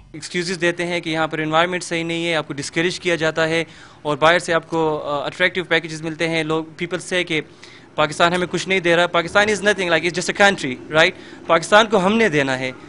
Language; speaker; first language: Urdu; non-native, local second language; Pashto